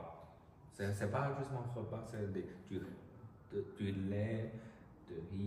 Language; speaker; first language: French; non-native, learner; Chinese